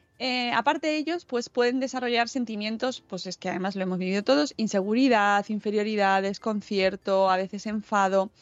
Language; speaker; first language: Spanish; native; Spanish